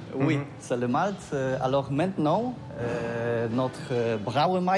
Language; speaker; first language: French; non-native, learner; Polish